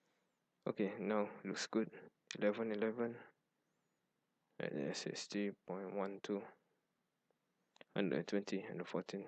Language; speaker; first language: English; non-native, fluent; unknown